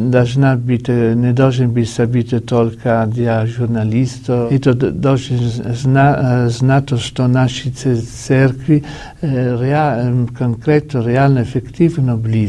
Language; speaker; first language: Russian; non-native, learner; Italian